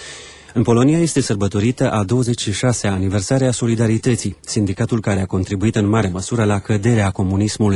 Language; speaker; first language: Romanian; native; Romanian